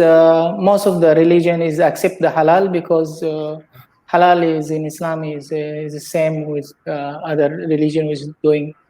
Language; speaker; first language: English; non-native, learner; Indonesian